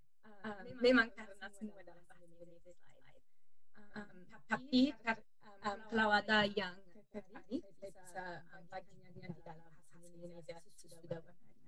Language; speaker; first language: Indonesian; non-native, learner; English